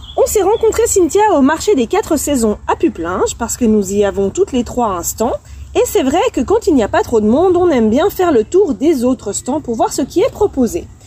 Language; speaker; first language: French; native; French